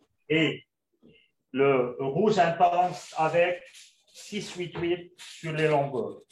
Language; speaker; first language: French; non-native, local second language; Arabic